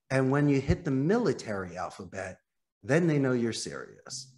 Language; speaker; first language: English; native; English